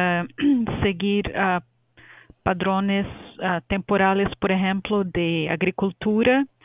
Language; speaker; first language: Spanish; non-native, fluent; Portuguese